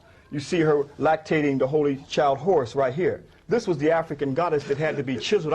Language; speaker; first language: English; native; English